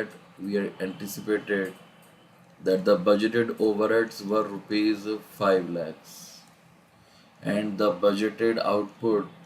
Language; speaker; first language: English; non-native, local second language; Hindi